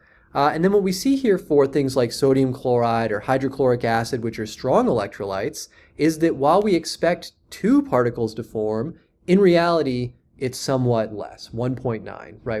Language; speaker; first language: English; native; English